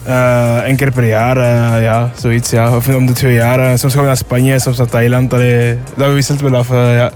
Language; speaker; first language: Dutch; early bilingual, other home language; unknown